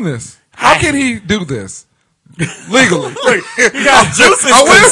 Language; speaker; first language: English; native; English